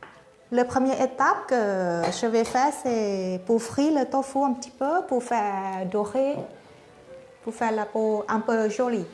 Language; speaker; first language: French; non-native, learner; Thai